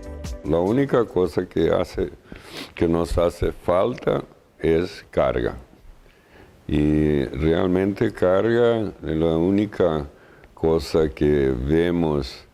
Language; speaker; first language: Spanish; non-native, fluent; Portuguese